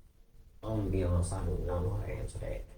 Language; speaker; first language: English; native; English